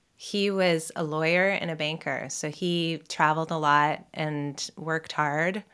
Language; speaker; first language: English; native; English